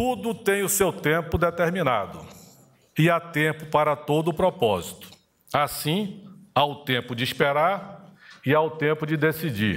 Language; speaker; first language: Portuguese; native; Portuguese